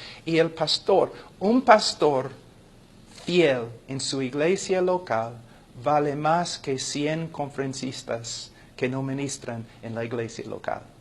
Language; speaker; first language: Spanish; non-native, fluent; English